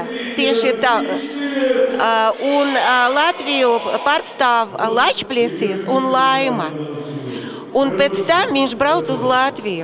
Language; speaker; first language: Latvian; non-native, local second language; Russian